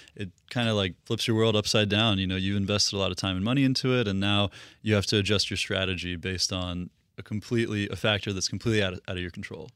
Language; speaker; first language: English; early bilingual, other home language; Russian